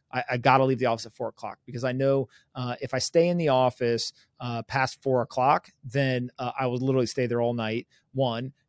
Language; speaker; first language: English; native; English